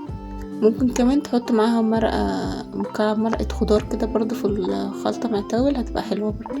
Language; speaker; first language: Arabic; native; Arabic